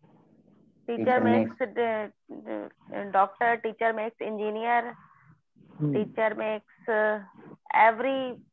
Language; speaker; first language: English; non-native, learner; Hindi